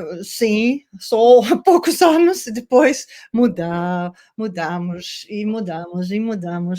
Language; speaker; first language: Portuguese; non-native, learner; Dutch